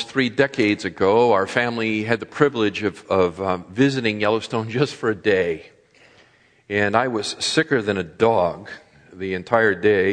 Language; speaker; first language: English; native; English